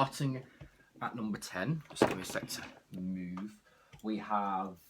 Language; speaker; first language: English; native; English